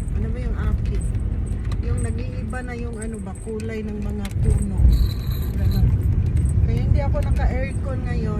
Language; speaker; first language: Filipino; non-native, local second language; Cebuano